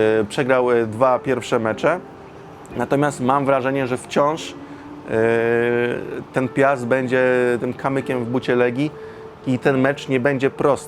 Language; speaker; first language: Polish; native; Polish